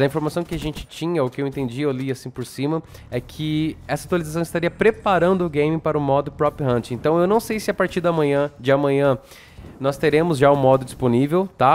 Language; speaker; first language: Portuguese; native; Portuguese